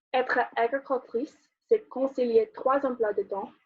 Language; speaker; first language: French; non-native, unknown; English